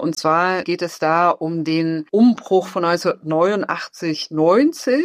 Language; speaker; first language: German; native; German